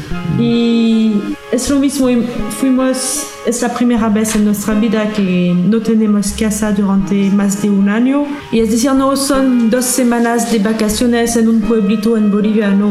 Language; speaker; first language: Spanish; non-native, fluent; French